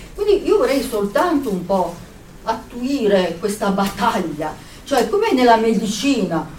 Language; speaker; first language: Italian; early bilingual, other home language; Serbian